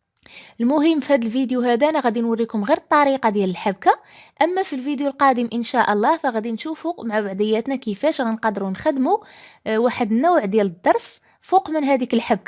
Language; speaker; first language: Arabic; native; Arabic